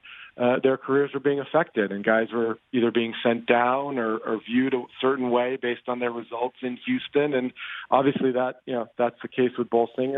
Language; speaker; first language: English; native; English